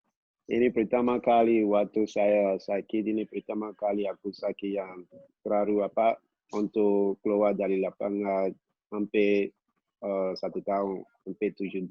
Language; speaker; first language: Indonesian; non-native, local second language; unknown